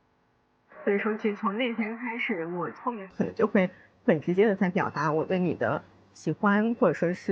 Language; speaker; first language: Chinese; native; Chinese